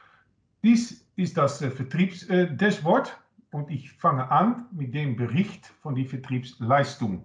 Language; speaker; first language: German; non-native, learner; Dutch